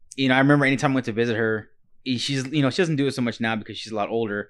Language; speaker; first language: English; native; English